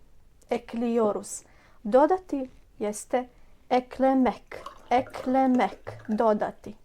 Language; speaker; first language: Turkish; non-native, fluent; Bosnian